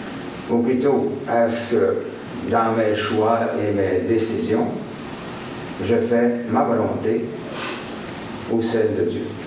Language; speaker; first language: French; native; French